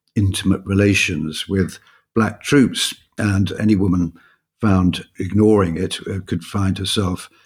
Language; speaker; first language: English; native; English